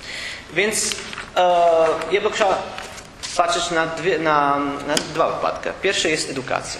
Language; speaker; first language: Polish; non-native, learner; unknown